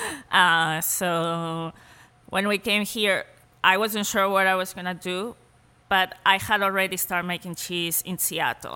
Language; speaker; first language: English; non-native, fluent; Spanish